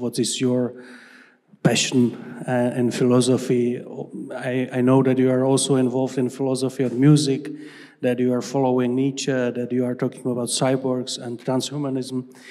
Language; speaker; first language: English; non-native, fluent; Czech